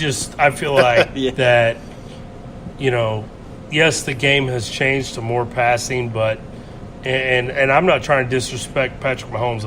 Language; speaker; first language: English; native; English